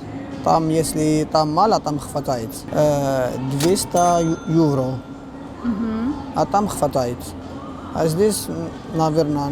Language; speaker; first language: Russian; non-native, learner; Arabic